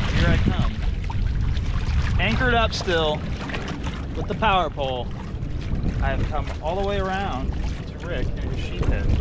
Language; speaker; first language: English; native; English